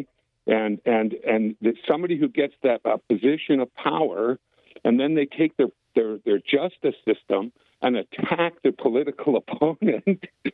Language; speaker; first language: English; native; English